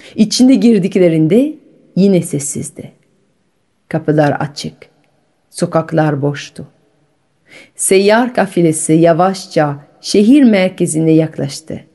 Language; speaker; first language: Turkish; non-native, fluent; French